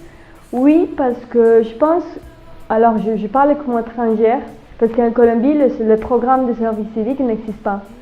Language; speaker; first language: French; non-native, learner; Spanish